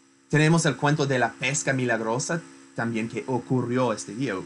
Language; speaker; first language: Spanish; non-native, fluent; English